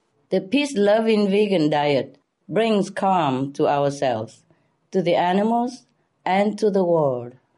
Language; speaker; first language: English; non-native, fluent; Vietnamese